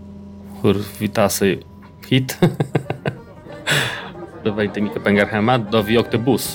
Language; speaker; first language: Swedish; non-native, learner; Polish